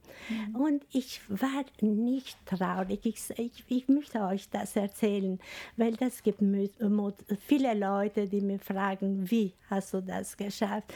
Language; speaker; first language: German; non-native, fluent; Albanian